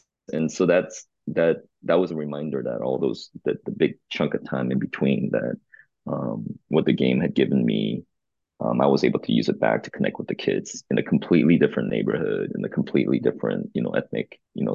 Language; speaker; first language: English; early bilingual, other home language; Korean